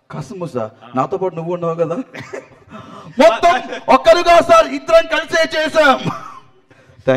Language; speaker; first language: Telugu; native; Telugu